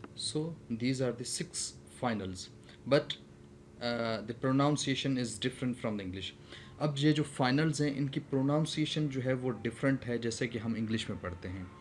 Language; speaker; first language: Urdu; non-native, local second language; Sindhi